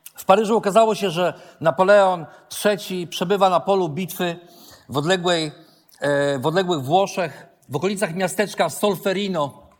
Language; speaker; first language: Polish; native; Polish